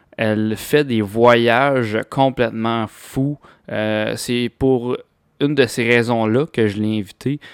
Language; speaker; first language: French; native; French